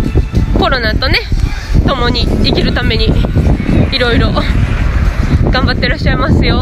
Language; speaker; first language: Japanese; native; Japanese